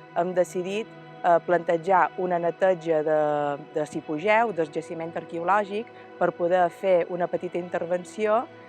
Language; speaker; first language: Catalan; native; Catalan